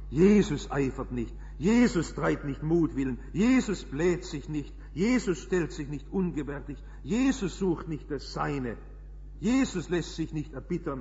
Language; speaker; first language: German; native; German